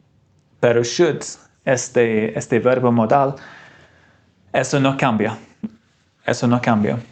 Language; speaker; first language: Spanish; non-native, fluent; English